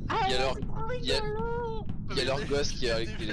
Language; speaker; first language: French; native; French